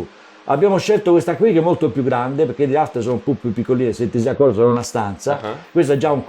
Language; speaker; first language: Italian; native; Italian